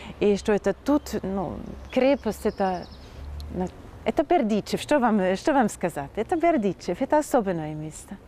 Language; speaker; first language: Russian; non-native, fluent; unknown